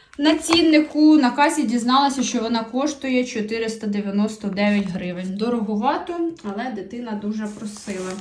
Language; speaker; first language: Ukrainian; native; Ukrainian